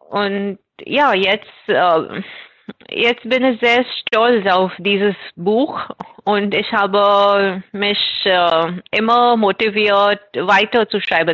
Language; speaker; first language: German; non-native, fluent; Marathi